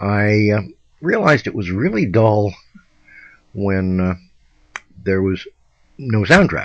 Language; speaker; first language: English; native; English